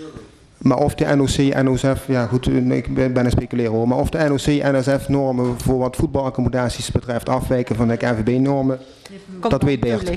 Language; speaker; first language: Dutch; native; Dutch